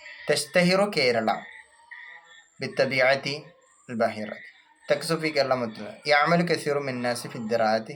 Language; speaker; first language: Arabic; non-native, learner; Malayalam